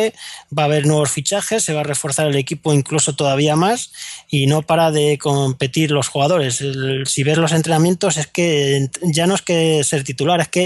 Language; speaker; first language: Spanish; native; Spanish